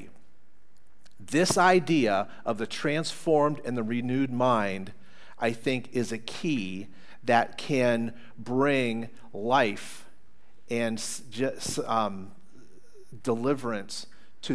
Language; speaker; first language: English; native; English